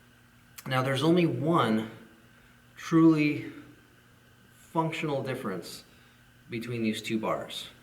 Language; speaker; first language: English; native; English